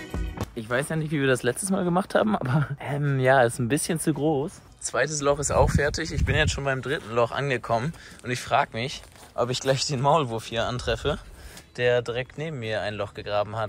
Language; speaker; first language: German; native; German